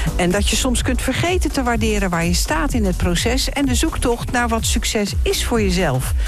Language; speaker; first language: Dutch; native; Dutch